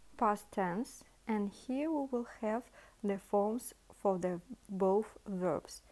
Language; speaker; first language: English; non-native, fluent; Russian